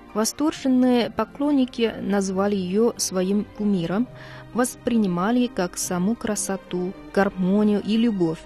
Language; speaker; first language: Russian; non-native, fluent; Chinese